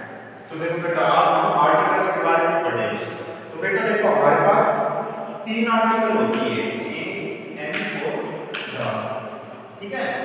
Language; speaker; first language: Hindi; native; Hindi